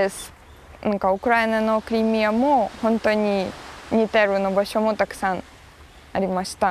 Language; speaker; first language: Japanese; non-native, learner; Ukrainian